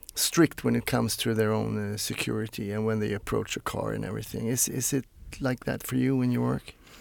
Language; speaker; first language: English; non-native, fluent; Swedish